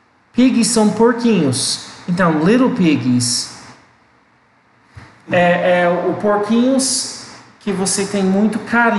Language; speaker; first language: Portuguese; non-native, learner; English